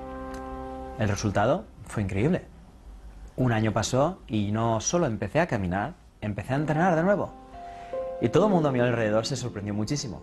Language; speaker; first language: Spanish; native; Spanish